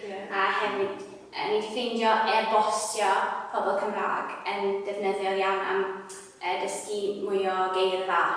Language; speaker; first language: Welsh; non-native, fluent; English